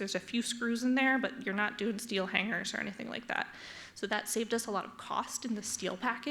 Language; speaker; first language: English; native; English